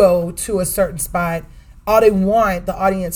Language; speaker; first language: English; native; English